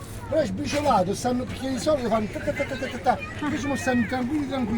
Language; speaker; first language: Italian; native; Italian